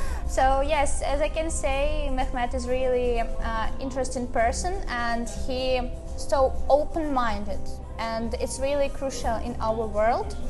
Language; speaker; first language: English; non-native, learner; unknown